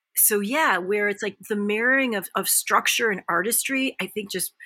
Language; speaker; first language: English; early bilingual, other home language; Japanese